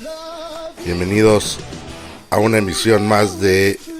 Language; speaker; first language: Spanish; native; Spanish